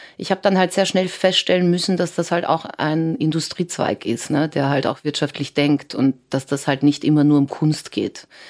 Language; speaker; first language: German; early bilingual, other home language; Serbian